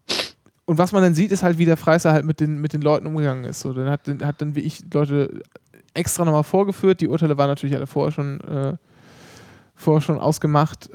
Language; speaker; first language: German; native; German